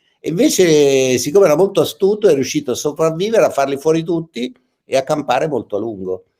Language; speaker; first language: Italian; native; Italian